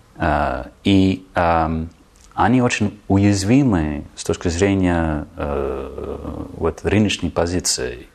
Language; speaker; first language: Russian; non-native, fluent; English